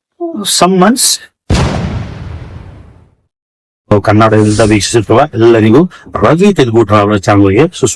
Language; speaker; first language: Kannada; non-native, learner; Telugu